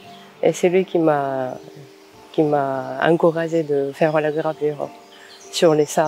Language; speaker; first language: French; non-native, fluent; Japanese